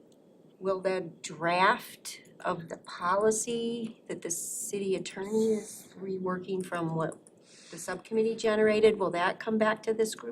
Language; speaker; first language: English; native; English